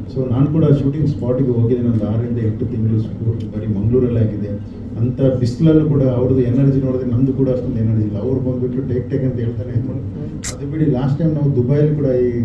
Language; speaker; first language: Kannada; non-native, local second language; Tulu